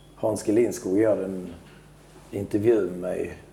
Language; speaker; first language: Swedish; early bilingual, other home language; Albanian